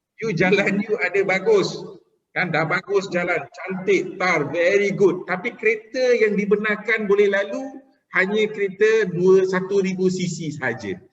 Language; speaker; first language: Malay; native; Malay